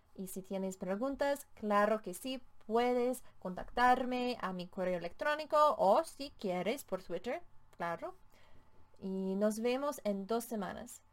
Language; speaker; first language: Spanish; non-native, fluent; English